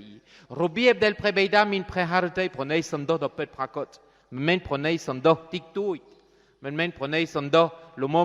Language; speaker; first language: Khmer; non-native, fluent; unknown